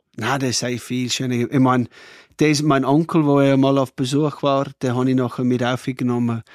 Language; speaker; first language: German; non-native, fluent; English